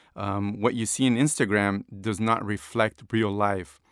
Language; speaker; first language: English; non-native, fluent; Portuguese